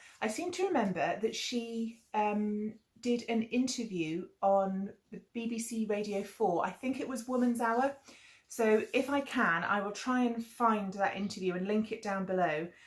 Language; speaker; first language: English; native; English